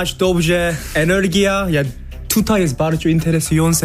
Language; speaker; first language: Polish; non-native, learner; Korean